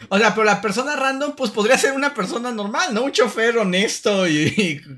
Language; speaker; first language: Spanish; native; Spanish